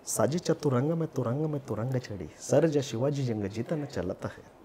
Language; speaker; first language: Hindi; non-native, local second language; Marathi